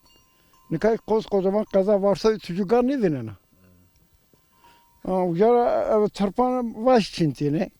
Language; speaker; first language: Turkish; non-native, local second language; Zaza